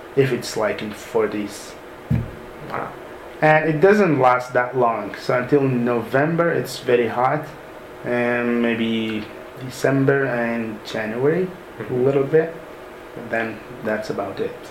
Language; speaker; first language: English; non-native, fluent; Arabic